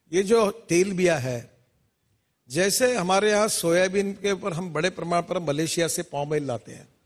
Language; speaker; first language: Hindi; non-native, local second language; Marathi